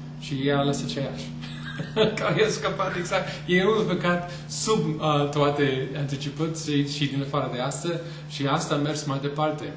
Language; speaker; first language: Romanian; non-native, fluent; English